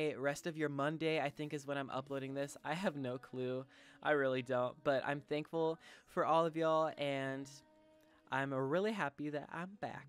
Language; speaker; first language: English; native; English